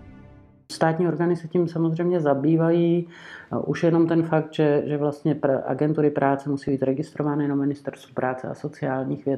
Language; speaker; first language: Czech; native; Czech